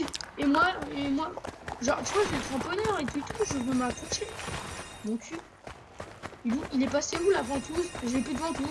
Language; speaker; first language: French; native; French